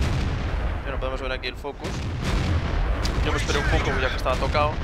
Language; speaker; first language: Spanish; native; Spanish